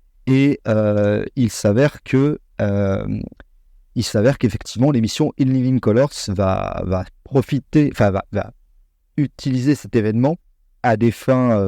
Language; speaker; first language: French; native; French